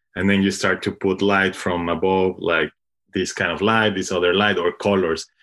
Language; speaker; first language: English; non-native, fluent; Spanish